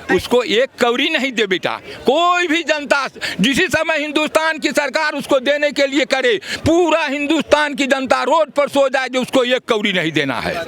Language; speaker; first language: Hindi; native; Hindi